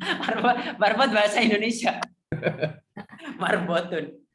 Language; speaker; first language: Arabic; non-native, fluent; Indonesian